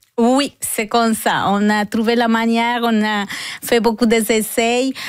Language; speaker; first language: French; non-native, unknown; Spanish